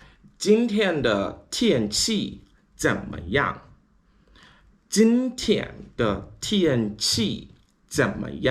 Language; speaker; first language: Chinese; non-native, learner; English